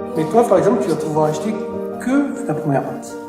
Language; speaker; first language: French; native; French